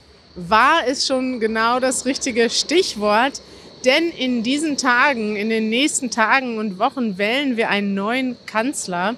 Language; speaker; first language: German; native; German